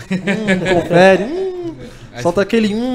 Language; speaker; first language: Portuguese; native; Portuguese